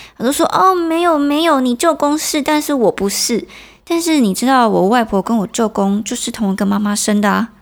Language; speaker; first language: Chinese; native; Chinese